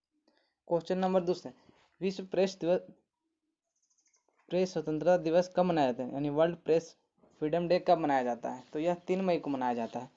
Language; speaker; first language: Hindi; native; Hindi